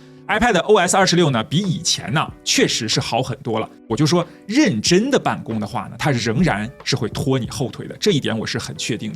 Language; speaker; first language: Chinese; native; Chinese